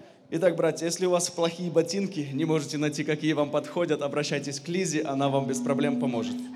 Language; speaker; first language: Russian; native; Russian